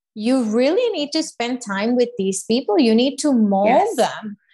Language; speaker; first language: English; non-native, fluent; Spanish